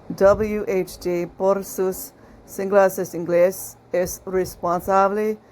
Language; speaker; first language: Spanish; non-native, learner; English